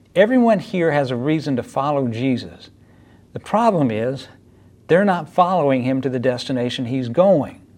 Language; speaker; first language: English; native; English